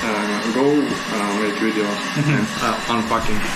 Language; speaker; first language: English; non-native, learner; Russian